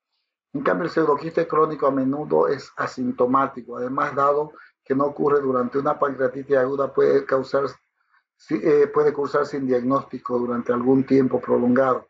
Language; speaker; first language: Spanish; native; Spanish